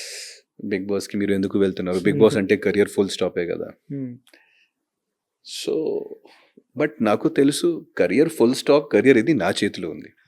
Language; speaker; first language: Telugu; non-native, fluent; Hindi